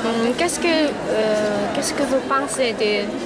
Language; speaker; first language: French; non-native, learner; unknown